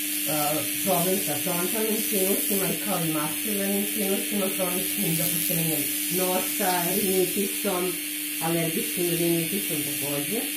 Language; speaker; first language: Serbian; native; Serbian